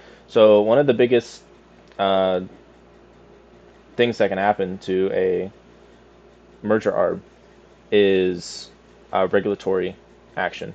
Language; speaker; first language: English; native; English